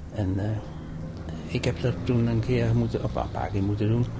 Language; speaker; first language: Dutch; early bilingual, other home language; Indonesian